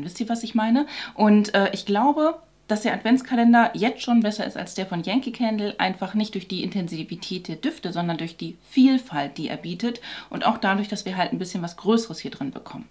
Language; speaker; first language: German; native; German